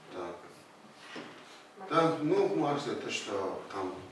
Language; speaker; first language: Russian; non-native, learner; Mongolian